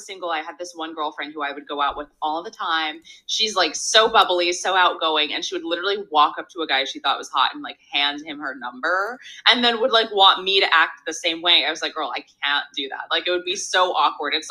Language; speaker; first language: English; native; English